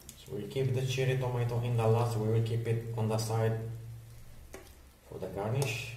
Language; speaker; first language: English; non-native, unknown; Arabic